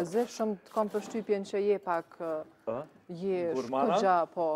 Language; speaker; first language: Albanian; native; Albanian